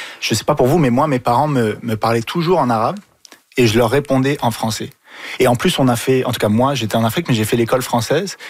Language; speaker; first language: French; early bilingual, other home language; Arabic